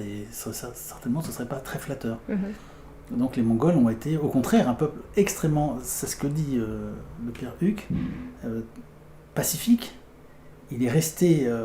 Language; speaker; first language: French; native; French